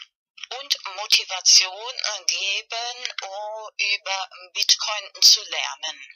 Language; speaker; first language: German; non-native, learner; Spanish